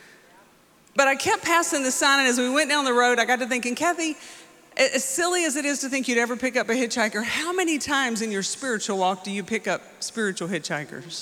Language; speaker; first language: English; native; English